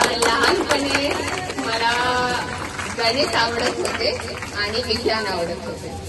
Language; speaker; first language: Marathi; non-native, fluent; Malayalam